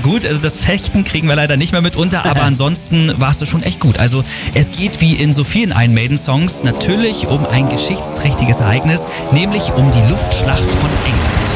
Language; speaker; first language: German; native; German